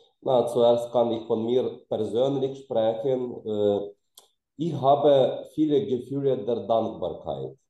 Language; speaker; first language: German; non-native, fluent; Ukrainian